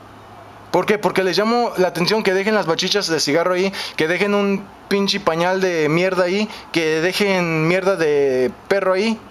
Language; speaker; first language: Spanish; native; Spanish